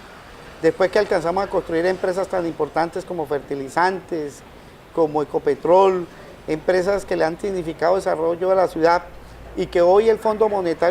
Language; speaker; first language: Spanish; native; Spanish